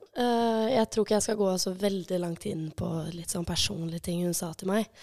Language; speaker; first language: Norwegian; early bilingual, other home language; Albanian